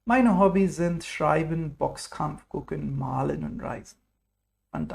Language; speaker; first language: German; non-native, fluent; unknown